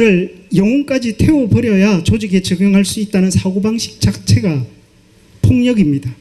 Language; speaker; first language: Korean; native; Korean